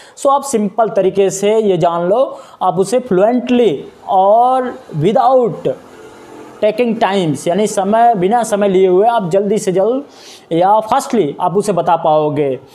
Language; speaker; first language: Hindi; native; Hindi